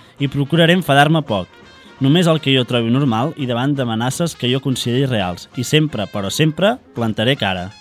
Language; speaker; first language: Catalan; native; Catalan